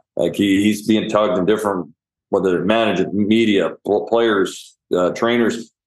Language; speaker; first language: English; native; English